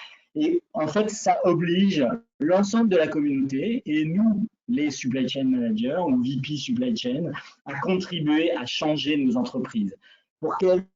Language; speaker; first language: French; native; French